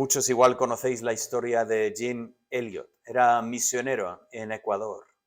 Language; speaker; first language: Spanish; native; Spanish